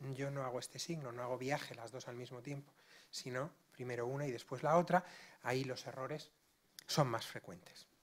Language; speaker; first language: Spanish; non-native, local second language; Galician